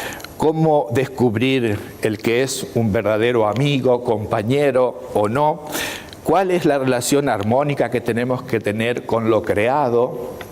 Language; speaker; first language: Spanish; native; Spanish